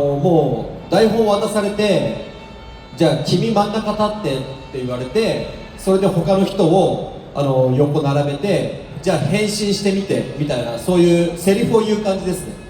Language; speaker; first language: Japanese; native; Japanese